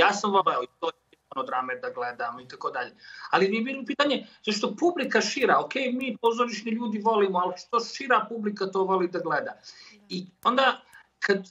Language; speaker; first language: Serbian; native; Serbian